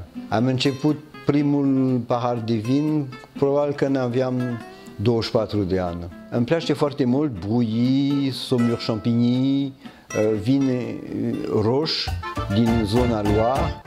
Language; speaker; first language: Romanian; early bilingual, heritage; French